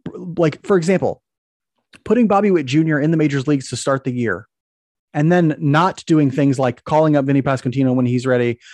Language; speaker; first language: English; native; English